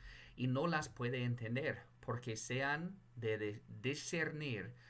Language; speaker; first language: Spanish; non-native, fluent; English